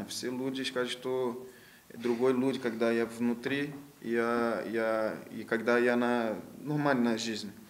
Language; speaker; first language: Russian; non-native, learner; Portuguese